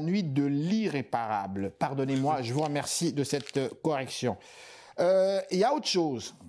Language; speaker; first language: French; non-native, local second language; Lingala